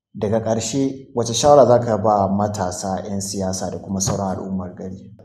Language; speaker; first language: Hausa; native; Hausa